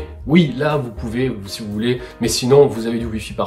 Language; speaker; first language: French; native; French